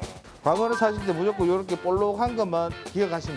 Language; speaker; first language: Korean; native; Korean